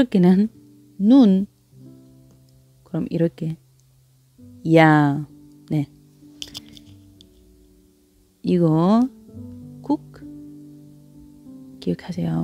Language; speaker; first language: Korean; non-native, learner; Arabic